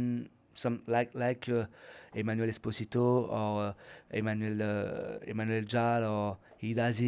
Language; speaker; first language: English; non-native, learner; French